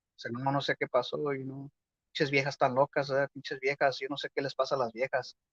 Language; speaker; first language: Spanish; early bilingual, heritage; Spanish